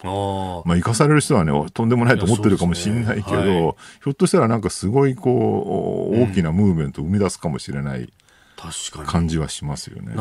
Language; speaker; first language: Japanese; native; Japanese